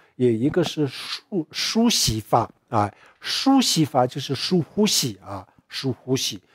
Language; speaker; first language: Chinese; non-native, local second language; Tibetan